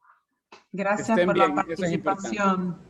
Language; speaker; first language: Spanish; non-native, fluent; Italian